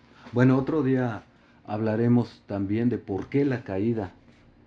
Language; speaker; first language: Spanish; native; Spanish